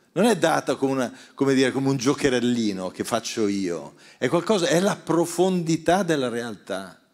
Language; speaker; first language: Italian; native; Italian